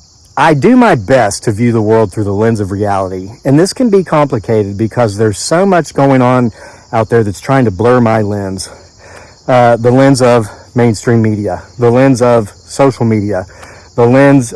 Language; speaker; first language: English; native; English